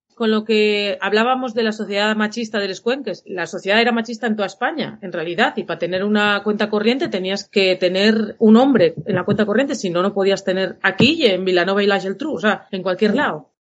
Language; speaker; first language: Spanish; native; Spanish